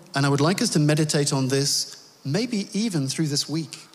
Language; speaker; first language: English; native; English